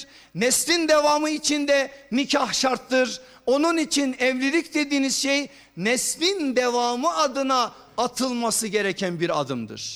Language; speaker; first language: Turkish; native; Turkish